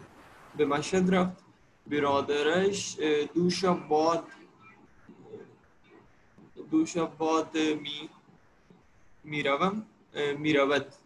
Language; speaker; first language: Persian; non-native, learner; Urdu